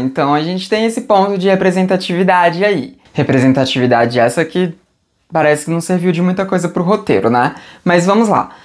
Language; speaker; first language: Portuguese; native; Portuguese